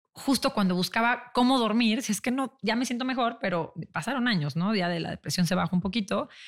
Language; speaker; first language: Spanish; native; Spanish